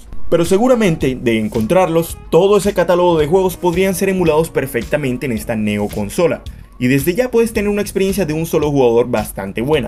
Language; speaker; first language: Spanish; native; Spanish